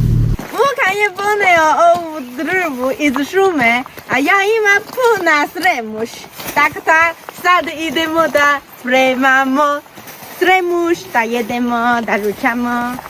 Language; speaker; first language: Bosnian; non-native, learner; Chinese